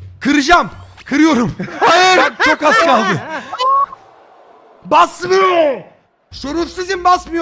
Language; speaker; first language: Turkish; native; Turkish